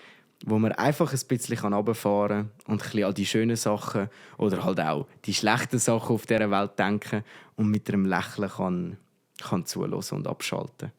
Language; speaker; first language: German; native; German